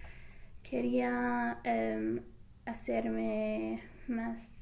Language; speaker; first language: Spanish; non-native, fluent; English